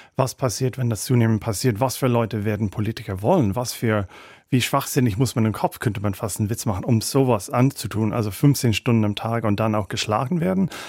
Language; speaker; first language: German; non-native, fluent; English